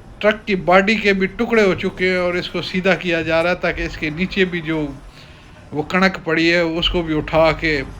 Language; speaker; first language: Urdu; non-native, local second language; Sindhi